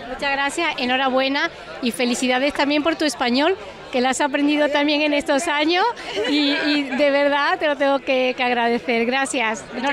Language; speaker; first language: Spanish; native; Spanish